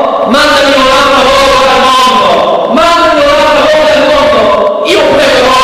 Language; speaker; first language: Italian; non-native, learner; English